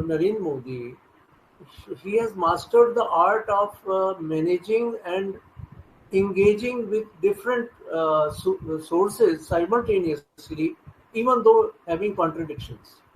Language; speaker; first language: English; non-native, local second language; Hindi